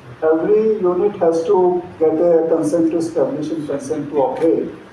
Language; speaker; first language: English; non-native, local second language; Bangla